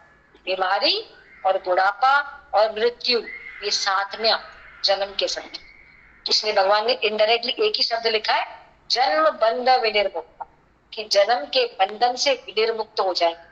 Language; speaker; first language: Hindi; native; Hindi